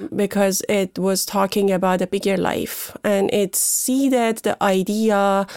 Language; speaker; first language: English; non-native, fluent; Persian